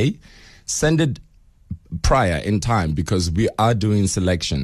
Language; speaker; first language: English; non-native, local second language; Northern Sotho